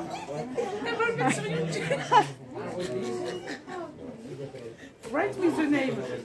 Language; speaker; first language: English; non-native, learner; French